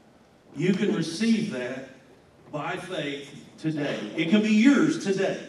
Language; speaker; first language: English; native; English